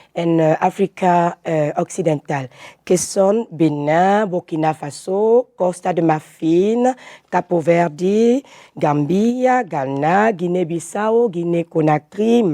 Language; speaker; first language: Portuguese; non-native, learner; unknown